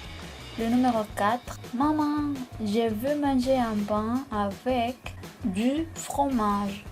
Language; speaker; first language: French; non-native, fluent; Spanish